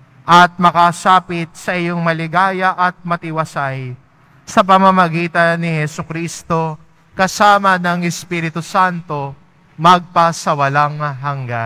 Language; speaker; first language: Filipino; native; Filipino